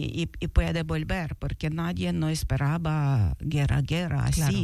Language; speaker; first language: Spanish; non-native, learner; Ukrainian